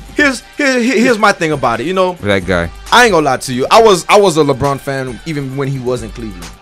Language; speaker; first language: English; non-native, fluent; Haitian Creole